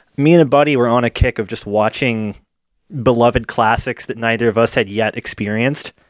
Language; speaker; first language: English; native; English